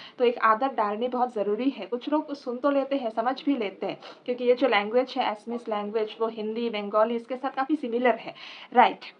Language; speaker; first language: Hindi; non-native, local second language; Assamese